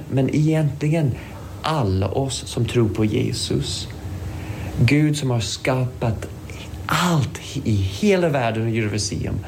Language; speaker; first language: Swedish; non-native, fluent; English